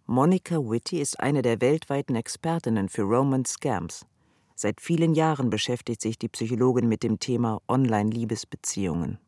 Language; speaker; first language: German; native; German